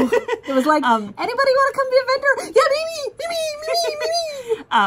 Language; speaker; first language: English; native; English